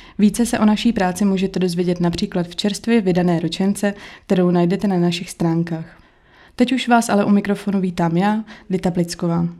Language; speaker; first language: Czech; native; Czech